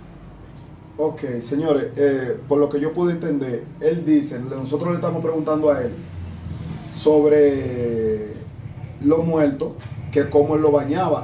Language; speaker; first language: Spanish; native; Spanish